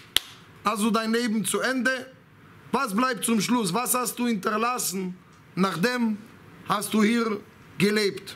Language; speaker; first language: German; non-native, fluent; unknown